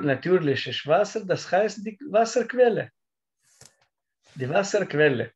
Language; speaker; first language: German; non-native, learner; Russian